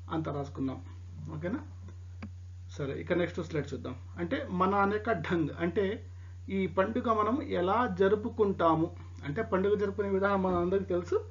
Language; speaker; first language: Telugu; non-native, local second language; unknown